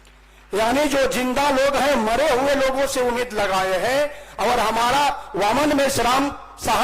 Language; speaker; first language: Hindi; native; Hindi